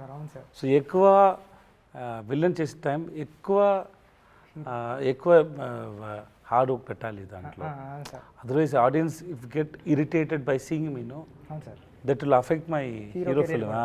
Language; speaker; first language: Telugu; non-native, learner; Tamil